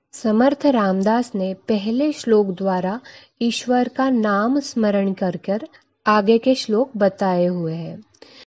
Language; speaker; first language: Hindi; non-native, local second language; Marathi